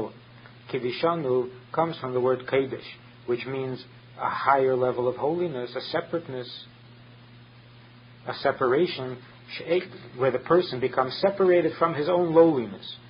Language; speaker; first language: English; native; English